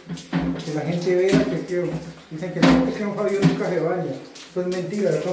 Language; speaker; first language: Spanish; native; Spanish